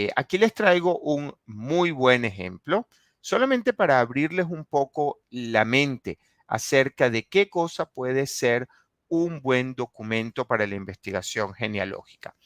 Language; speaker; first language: Spanish; native; Spanish